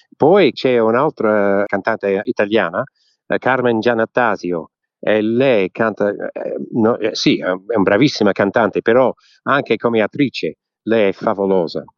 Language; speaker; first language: Italian; early bilingual, heritage; English